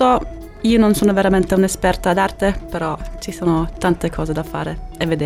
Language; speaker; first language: Italian; non-native, fluent; German